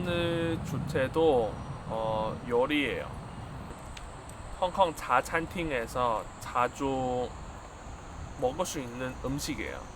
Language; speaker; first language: Korean; non-native, fluent; Chinese